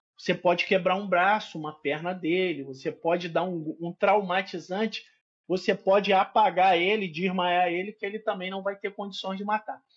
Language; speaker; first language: Portuguese; native; Portuguese